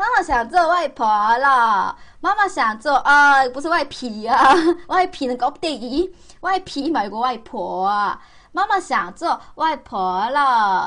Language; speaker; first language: Chinese; non-native, fluent; Korean